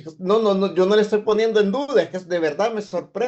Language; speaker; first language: Spanish; native; Spanish